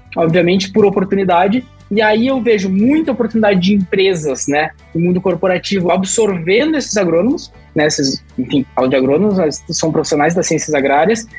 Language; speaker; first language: Portuguese; native; Portuguese